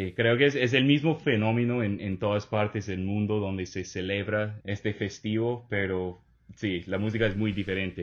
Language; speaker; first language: Spanish; non-native, fluent; English